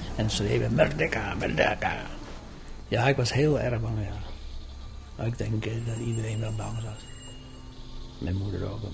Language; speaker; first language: Dutch; early bilingual, other home language; Indonesian